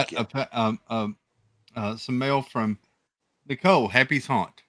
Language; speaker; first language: English; native; English